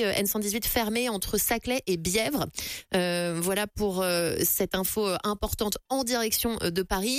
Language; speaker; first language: French; native; French